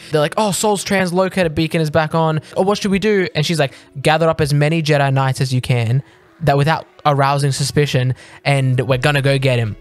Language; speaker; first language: English; native; English